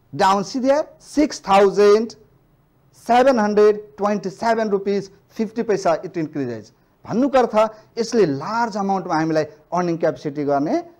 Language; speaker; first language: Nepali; non-native, local second language; Maithili